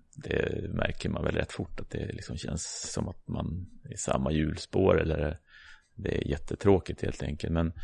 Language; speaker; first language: Swedish; native; Swedish